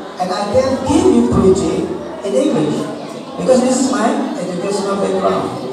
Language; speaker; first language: English; non-native, fluent; Indonesian